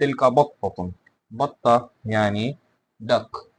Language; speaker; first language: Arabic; non-native, fluent; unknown